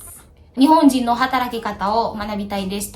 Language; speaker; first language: Japanese; non-native, learner; Indonesian